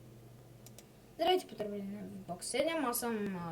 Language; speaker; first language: Bulgarian; native; Bulgarian